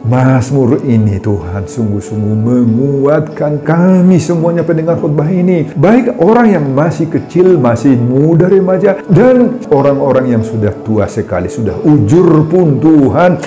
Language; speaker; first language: Indonesian; non-native, local second language; Batak Toba